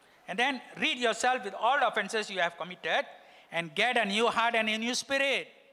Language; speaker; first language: English; non-native, local second language; Tamil